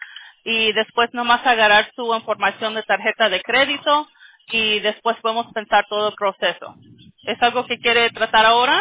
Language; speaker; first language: Spanish; early bilingual, other home language; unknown